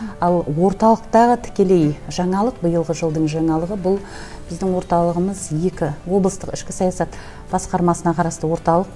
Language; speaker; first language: Kazakh; native; Kazakh